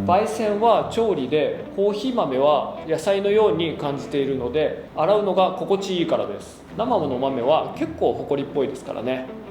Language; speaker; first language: Japanese; native; Japanese